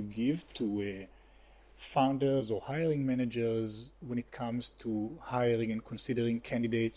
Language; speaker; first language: English; non-native, fluent; Hebrew